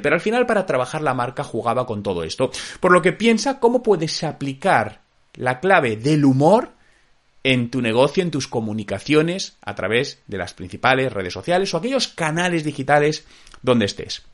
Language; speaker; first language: Spanish; native; Spanish